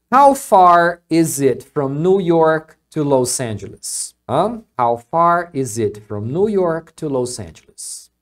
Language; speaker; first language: English; non-native, fluent; Portuguese